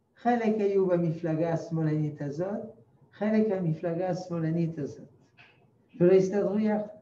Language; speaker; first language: Hebrew; non-native, fluent; French